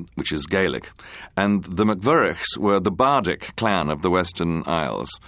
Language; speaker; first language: English; native; English